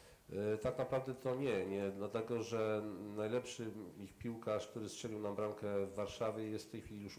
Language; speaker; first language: Polish; native; Polish